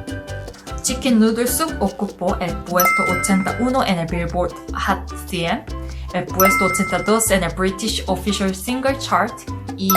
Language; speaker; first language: Spanish; non-native, learner; Korean